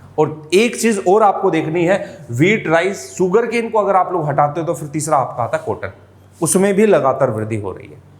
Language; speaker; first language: Hindi; native; Hindi